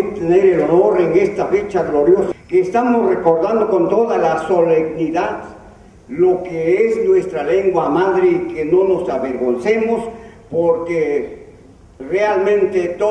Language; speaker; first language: Spanish; non-native, local second language; Zapotec